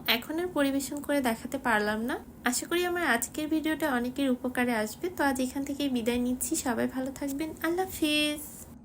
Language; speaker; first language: Bangla; native; Bangla